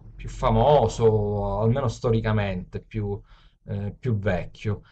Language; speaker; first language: Italian; native; Italian